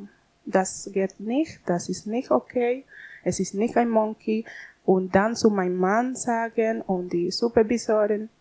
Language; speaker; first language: German; non-native, learner; Spanish